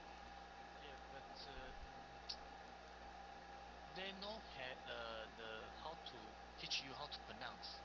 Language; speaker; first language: English; non-native, learner; Chinese